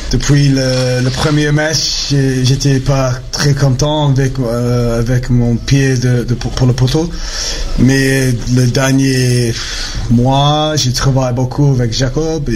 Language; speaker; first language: French; non-native, learner; English